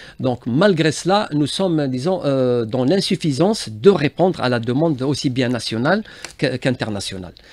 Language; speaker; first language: French; non-native, local second language; Arabic